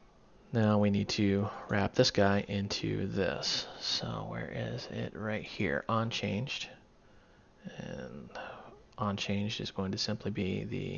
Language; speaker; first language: English; native; English